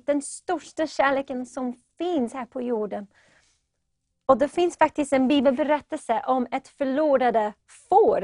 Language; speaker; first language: Swedish; non-native, fluent; English